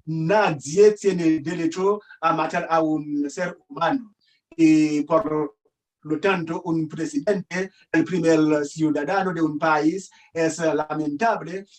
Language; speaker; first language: Spanish; non-native, learner; Haitian Creole